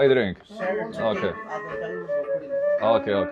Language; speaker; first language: English; non-native, learner; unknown